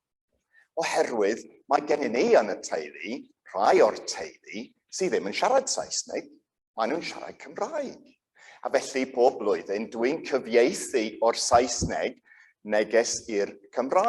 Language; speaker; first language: Welsh; non-native, local second language; English